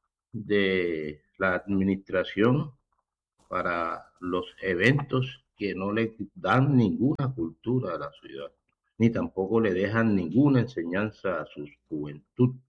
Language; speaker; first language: Spanish; native; Spanish